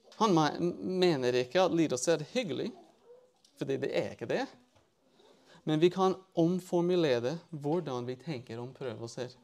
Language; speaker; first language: Norwegian; non-native, fluent; English